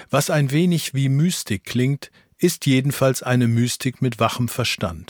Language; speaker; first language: German; native; German